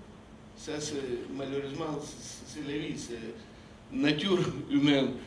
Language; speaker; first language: French; non-native, fluent; Russian